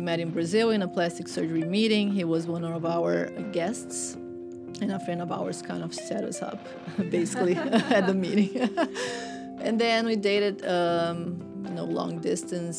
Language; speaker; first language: English; non-native, fluent; Portuguese